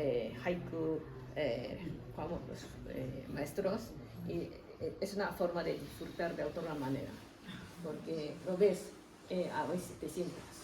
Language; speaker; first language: Spanish; non-native, fluent; Japanese